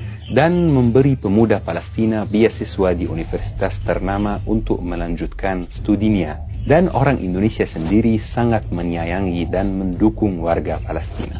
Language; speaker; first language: Indonesian; non-native, fluent; Arabic